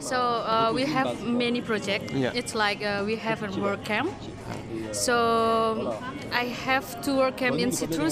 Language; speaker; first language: English; non-native, learner; Indonesian